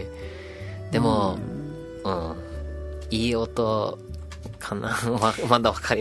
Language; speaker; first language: Japanese; non-native, learner; English